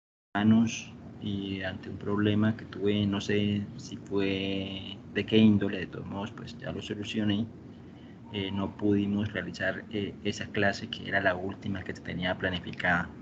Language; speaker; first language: Spanish; native; Spanish